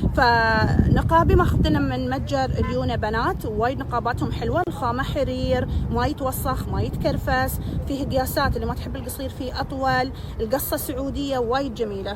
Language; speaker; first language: Arabic; native; Arabic